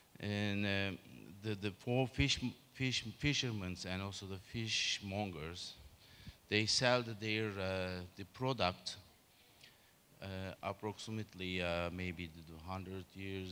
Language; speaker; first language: English; non-native, learner; Turkish